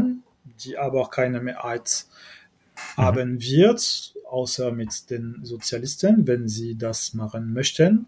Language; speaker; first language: German; non-native, fluent; French